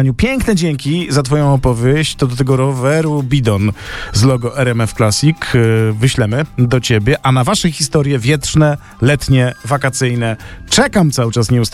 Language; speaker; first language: Polish; native; Polish